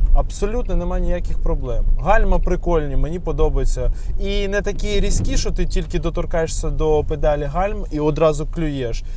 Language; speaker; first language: Ukrainian; non-native, local second language; Russian